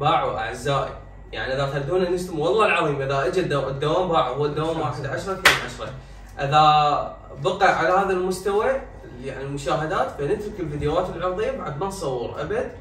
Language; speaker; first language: Arabic; native; Arabic